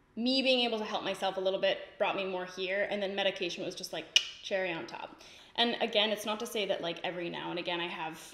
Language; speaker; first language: English; native; English